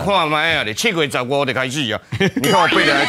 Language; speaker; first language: Chinese; native; Chinese